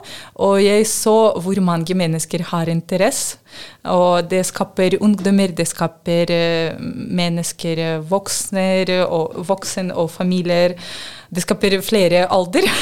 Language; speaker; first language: Norwegian; non-native, learner; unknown